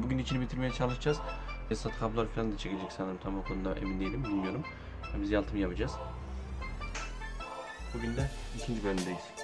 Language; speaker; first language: Turkish; native; Turkish